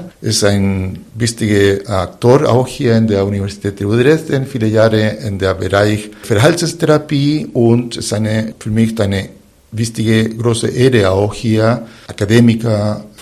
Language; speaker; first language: German; non-native, fluent; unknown